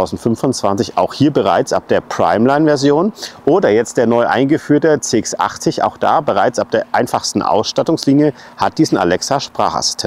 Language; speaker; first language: German; native; German